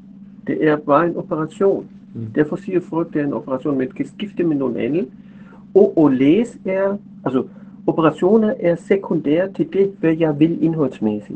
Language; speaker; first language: Danish; non-native, fluent; German